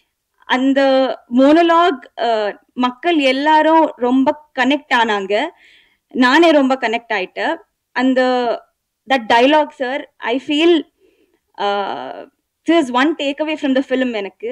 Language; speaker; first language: Tamil; non-native, learner; Telugu